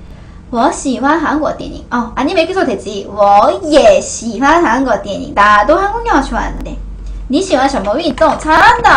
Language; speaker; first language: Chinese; non-native, fluent; Korean